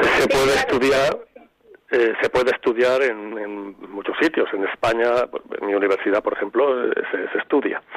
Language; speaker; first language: Spanish; native; Spanish